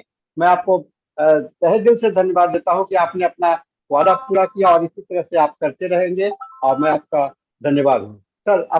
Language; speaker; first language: Hindi; native; Hindi